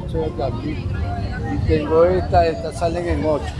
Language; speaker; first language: Spanish; native; Spanish